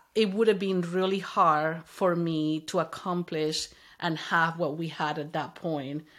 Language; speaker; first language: English; non-native, fluent; Spanish